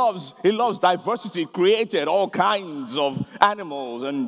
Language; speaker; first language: English; non-native, local second language; Yoruba